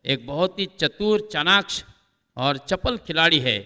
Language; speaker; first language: Hindi; non-native, local second language; Marathi